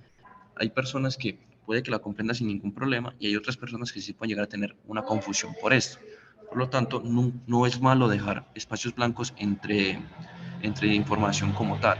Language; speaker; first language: Spanish; native; Spanish